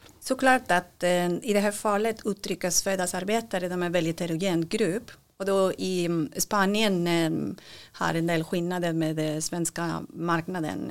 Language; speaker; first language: Swedish; non-native, fluent; Spanish